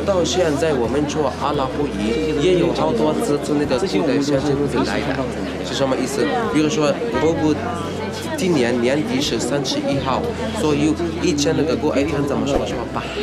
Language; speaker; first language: Chinese; non-native, learner; Arabic